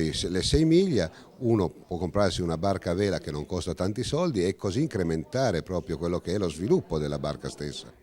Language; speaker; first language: Italian; native; Italian